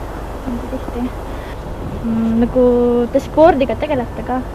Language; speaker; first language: Estonian; non-native, local second language; Russian